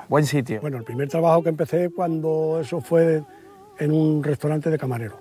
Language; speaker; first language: Spanish; native; Spanish